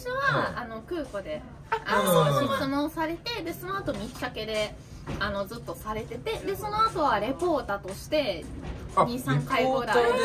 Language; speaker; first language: Japanese; non-native, fluent; Italian